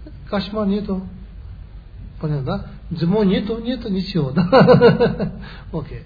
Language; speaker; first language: Russian; non-native, learner; Tibetan